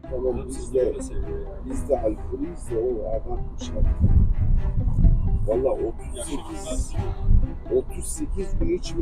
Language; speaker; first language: Turkish; native; Turkish